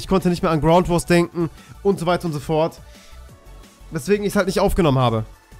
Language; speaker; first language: German; native; German